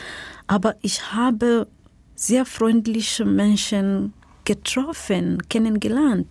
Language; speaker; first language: German; non-native, learner; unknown